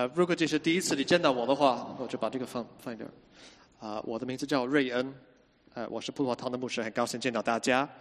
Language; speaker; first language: Chinese; non-native, fluent; English